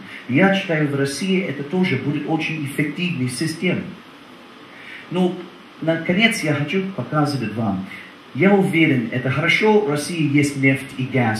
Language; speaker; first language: Russian; non-native, learner; English